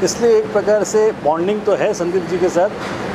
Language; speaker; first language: Hindi; native; Hindi